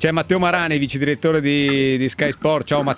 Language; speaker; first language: Italian; native; Italian